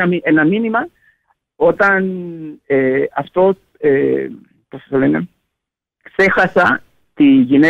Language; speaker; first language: Greek; non-native, learner; Spanish